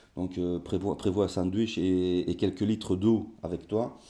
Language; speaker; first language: French; native; French